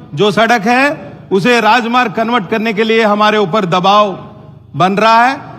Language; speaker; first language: Hindi; non-native, local second language; Telugu